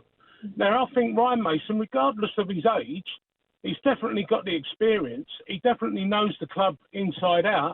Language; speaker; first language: English; native; English